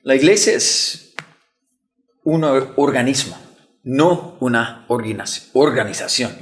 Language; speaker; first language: Spanish; non-native, fluent; English